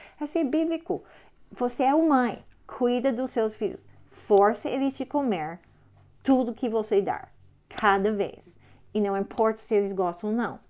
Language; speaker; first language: Portuguese; non-native, learner; English